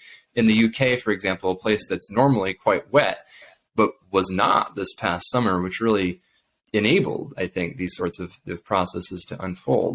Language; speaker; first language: English; native; English